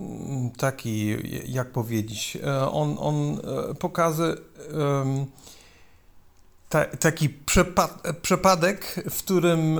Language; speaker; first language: Polish; non-native, learner; German